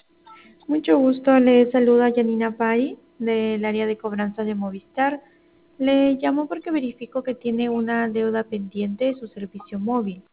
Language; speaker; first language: Spanish; native; Spanish